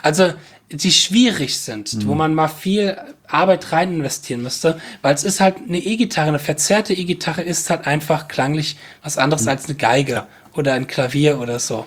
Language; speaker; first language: German; native; German